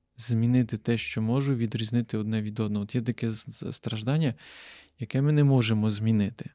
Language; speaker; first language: Ukrainian; native; Ukrainian